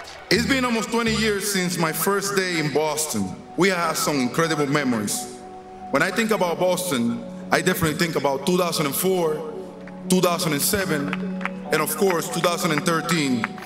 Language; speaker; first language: English; non-native, fluent; Spanish